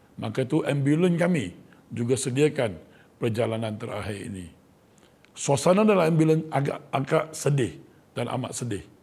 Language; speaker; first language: Malay; non-native, local second language; Chinese